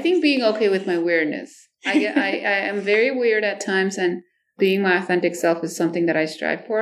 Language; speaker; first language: English; non-native, local second language; Nepali